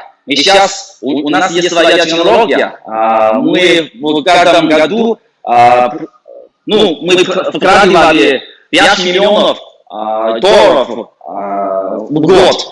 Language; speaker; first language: Russian; non-native, fluent; Chinese